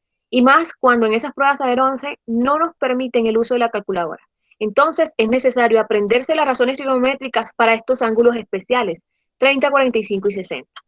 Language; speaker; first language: Spanish; native; Spanish